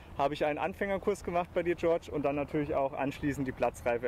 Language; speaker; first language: German; native; German